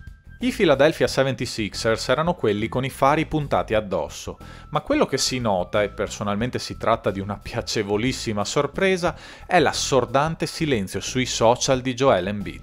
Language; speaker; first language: Italian; native; Italian